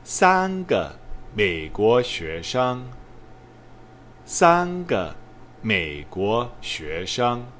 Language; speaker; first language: Chinese; non-native, fluent; English